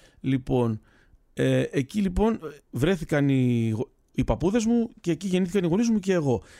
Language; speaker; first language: Greek; early bilingual, other home language; Russian